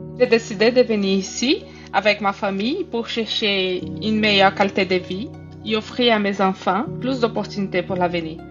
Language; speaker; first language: French; non-native, fluent; Portuguese